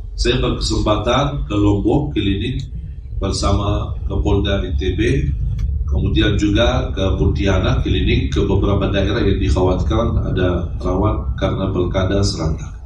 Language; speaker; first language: Indonesian; non-native, fluent; Arabic